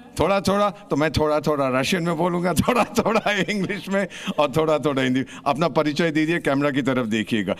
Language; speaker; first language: Hindi; native; Hindi